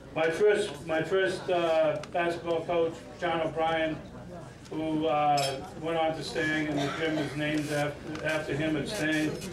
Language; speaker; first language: English; native; English